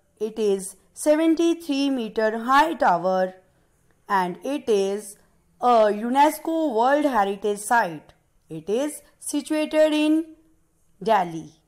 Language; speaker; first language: English; non-native, local second language; Punjabi